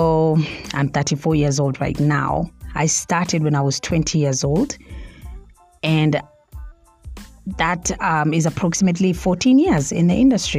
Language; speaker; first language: English; non-native, local second language; Swahili